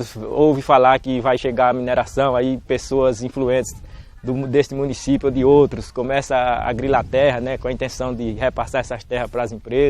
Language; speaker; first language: Portuguese; native; Portuguese